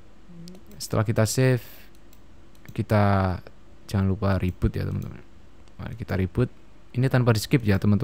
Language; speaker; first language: Indonesian; native; Indonesian